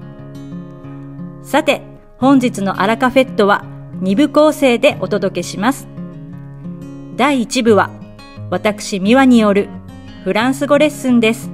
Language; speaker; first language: Japanese; native; Japanese